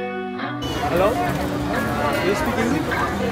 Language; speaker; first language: English; non-native, local second language; Hindi